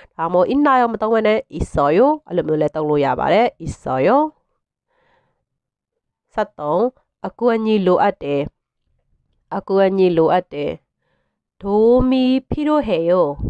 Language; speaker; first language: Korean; non-native, fluent; Burmese